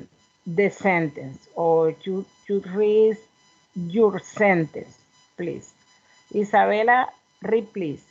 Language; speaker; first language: English; non-native, learner; Spanish